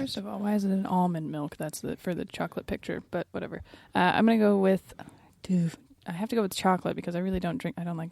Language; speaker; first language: English; native; English